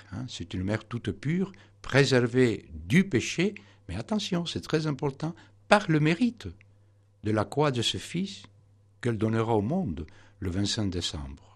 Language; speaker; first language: French; non-native, fluent; Spanish